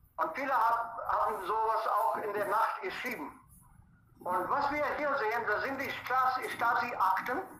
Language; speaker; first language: German; non-native, fluent; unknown